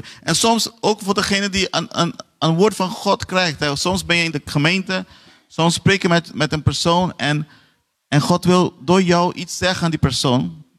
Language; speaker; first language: Dutch; non-native, fluent; Portuguese